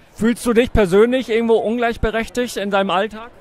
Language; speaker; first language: German; native; German